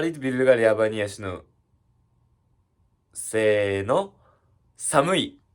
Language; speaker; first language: Arabic; non-native, learner; Japanese